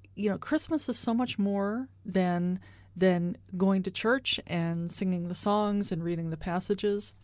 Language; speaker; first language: English; native; English